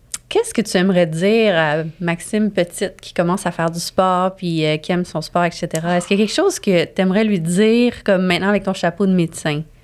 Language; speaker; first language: French; native; French